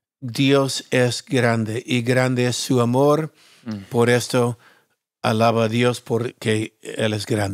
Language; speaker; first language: Spanish; non-native, fluent; English